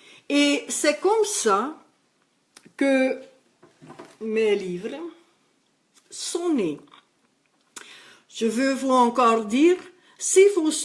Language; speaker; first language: French; non-native, local second language; Dutch